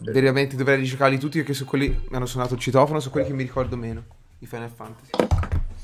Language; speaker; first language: Italian; native; Italian